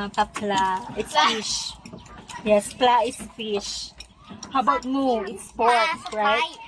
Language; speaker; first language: English; non-native, local second language; Filipino